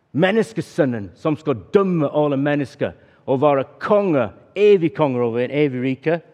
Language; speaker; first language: Norwegian; non-native, fluent; English